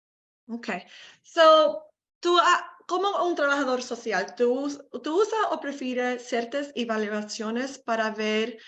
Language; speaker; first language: Spanish; non-native, learner; English